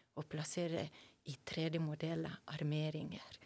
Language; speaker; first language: Norwegian; non-native, fluent; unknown